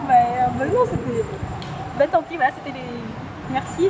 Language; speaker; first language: French; native; French